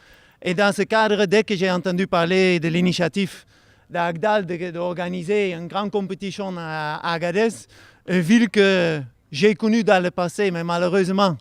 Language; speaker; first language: French; non-native, fluent; Dutch